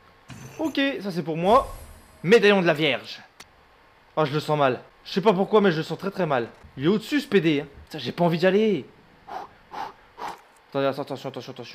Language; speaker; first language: French; native; French